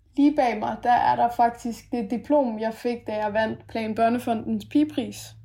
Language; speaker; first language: Danish; early bilingual, other home language; Persian